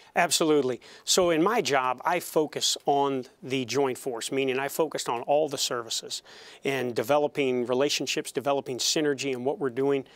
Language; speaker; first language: English; native; English